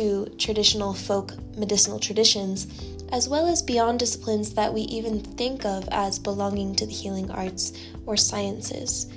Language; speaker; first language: English; native; English